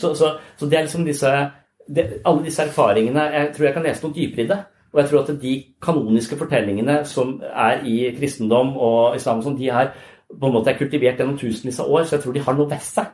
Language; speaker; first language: Norwegian; native; Norwegian